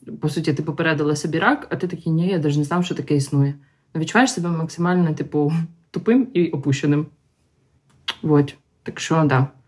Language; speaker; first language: Ukrainian; non-native, local second language; Russian